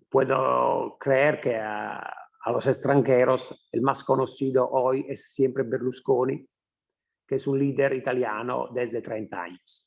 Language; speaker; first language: Spanish; non-native, fluent; Italian